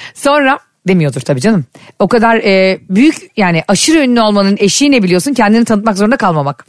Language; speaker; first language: Turkish; native; Turkish